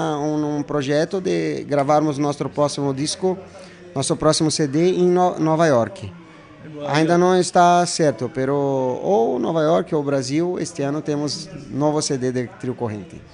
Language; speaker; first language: Spanish; non-native, fluent; Portuguese